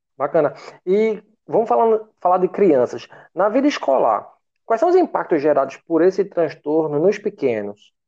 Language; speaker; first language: Portuguese; native; Portuguese